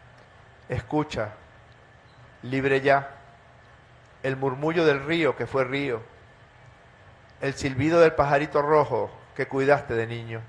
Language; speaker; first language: Spanish; native; Spanish